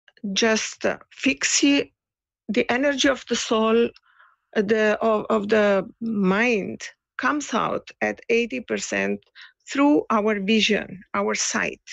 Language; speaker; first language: English; non-native, fluent; Italian